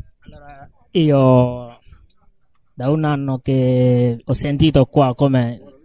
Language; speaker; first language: Italian; non-native, fluent; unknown